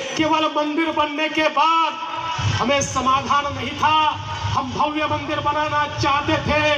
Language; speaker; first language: Hindi; non-native, local second language; Marathi